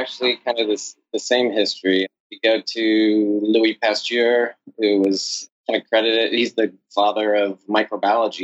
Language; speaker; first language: English; native; English